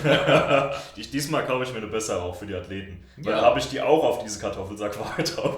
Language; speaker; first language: German; native; German